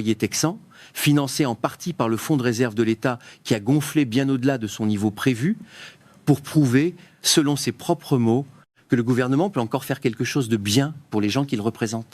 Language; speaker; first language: French; native; French